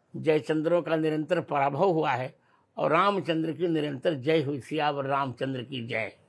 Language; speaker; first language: Hindi; native; Hindi